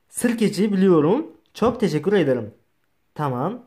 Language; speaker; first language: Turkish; non-native, learner; Uzbek